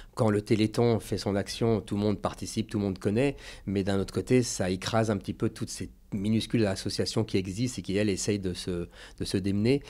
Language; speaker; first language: French; native; French